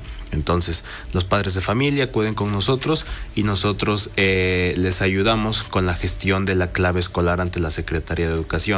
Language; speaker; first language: Spanish; native; Spanish